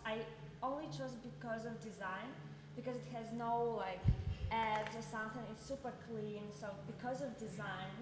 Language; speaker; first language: English; non-native, fluent; Turkish